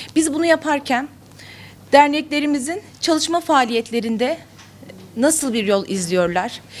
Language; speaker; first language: Turkish; native; Turkish